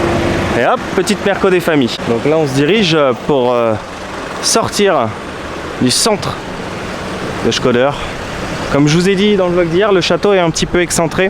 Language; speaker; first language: French; native; French